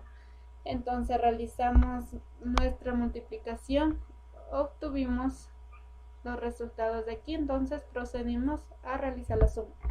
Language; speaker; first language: Spanish; native; Spanish